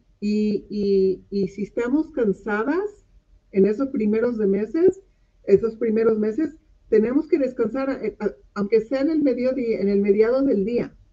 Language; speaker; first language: Spanish; non-native, local second language; English